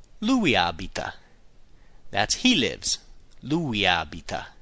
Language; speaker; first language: Italian; non-native, learner; English